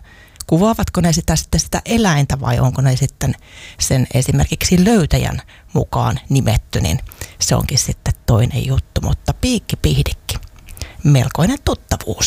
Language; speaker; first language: Finnish; native; Finnish